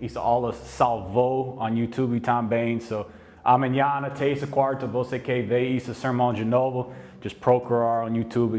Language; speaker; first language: Portuguese; non-native, learner; English